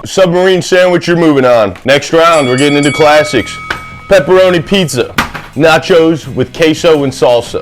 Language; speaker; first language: English; native; English